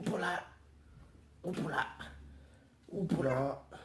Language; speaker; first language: French; native; French